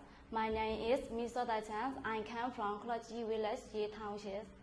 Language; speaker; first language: English; non-native, learner; Mon